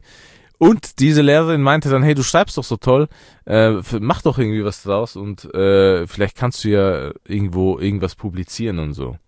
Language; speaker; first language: German; early bilingual, other home language; Persian